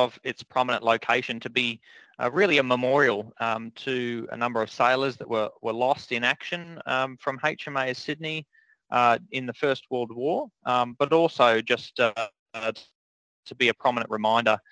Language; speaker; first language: English; native; English